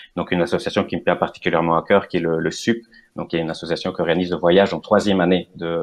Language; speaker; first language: French; non-native, fluent; Spanish